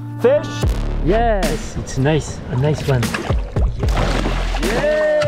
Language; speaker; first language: English; non-native, fluent; French